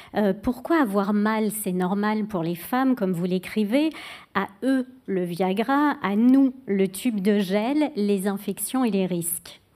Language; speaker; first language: French; native; French